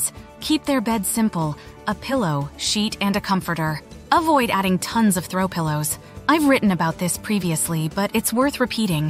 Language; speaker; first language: English; native; English